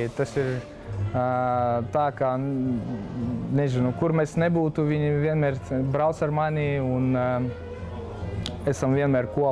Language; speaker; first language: Latvian; non-native, local second language; Russian